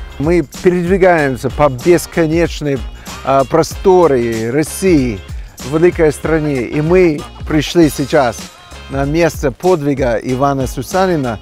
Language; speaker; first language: Russian; non-native, fluent; English